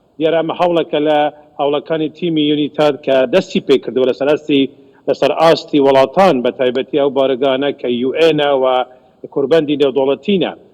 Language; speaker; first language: Central Kurdish; non-native, local second language; Kurdish